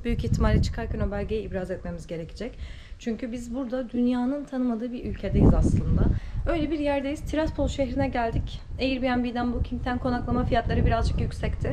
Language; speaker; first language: Turkish; native; Turkish